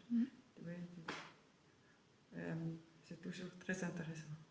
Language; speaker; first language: French; non-native, learner; German